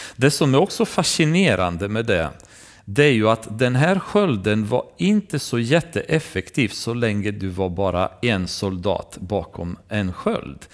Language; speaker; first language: Swedish; non-native, fluent; Romanian